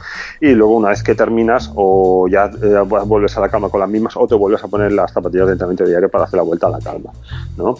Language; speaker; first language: Spanish; native; Spanish